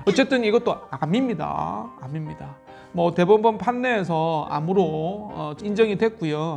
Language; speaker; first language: Korean; native; Korean